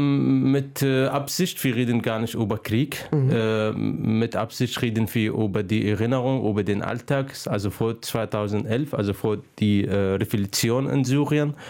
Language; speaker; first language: German; non-native, fluent; Arabic